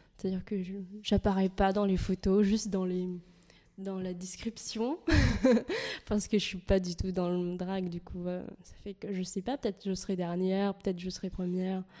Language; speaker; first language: French; native; French